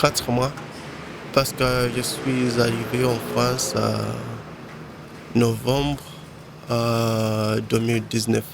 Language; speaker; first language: French; non-native, learner; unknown